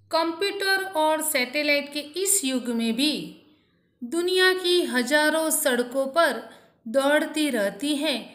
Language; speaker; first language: Hindi; non-native, local second language; Gujarati